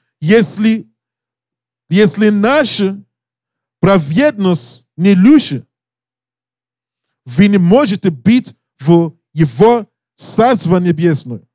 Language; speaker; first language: Russian; non-native, learner; English